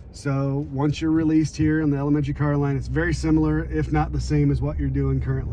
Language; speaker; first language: English; native; English